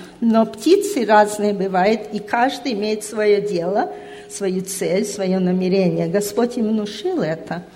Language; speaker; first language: Russian; early bilingual, heritage; Russian